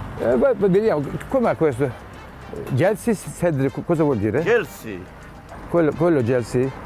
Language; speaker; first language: Italian; non-native, learner; Turkish